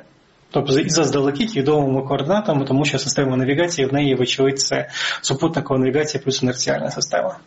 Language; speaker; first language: Ukrainian; native; Ukrainian